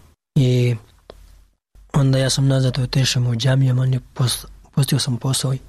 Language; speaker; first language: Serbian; non-native, learner; Pashto